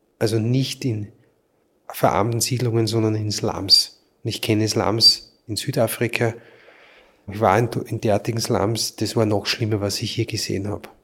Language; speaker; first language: German; native; German